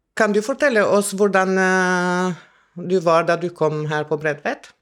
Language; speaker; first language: Norwegian; non-native, fluent; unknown